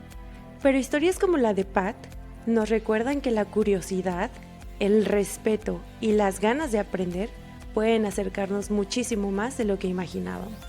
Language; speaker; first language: Spanish; native; Spanish